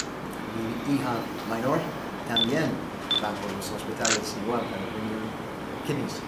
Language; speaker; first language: Spanish; non-native, learner; English